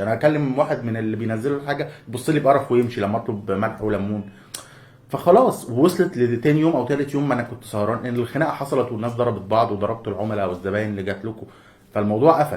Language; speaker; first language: Arabic; native; Arabic